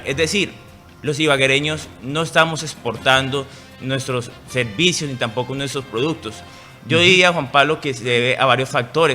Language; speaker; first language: Spanish; native; Spanish